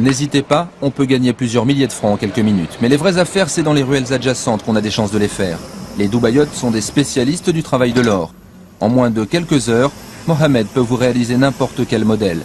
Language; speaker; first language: French; native; French